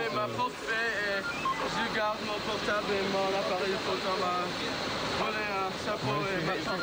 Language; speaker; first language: French; non-native, learner; English